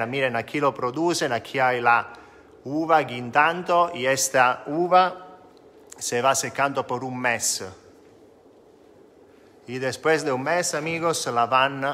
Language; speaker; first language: Spanish; non-native, fluent; Italian